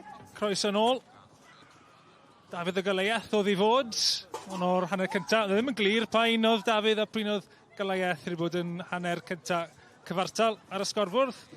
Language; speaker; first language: Welsh; native; Welsh